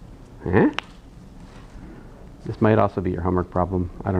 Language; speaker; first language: English; native; English